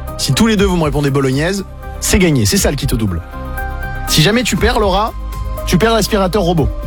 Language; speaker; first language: French; native; French